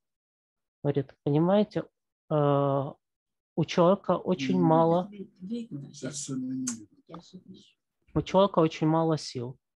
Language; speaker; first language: Russian; native; Russian